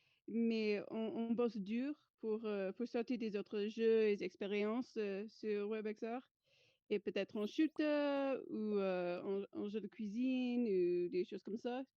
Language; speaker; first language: French; non-native, fluent; English